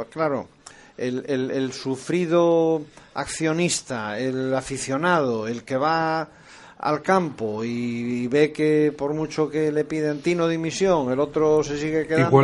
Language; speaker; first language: Spanish; native; Spanish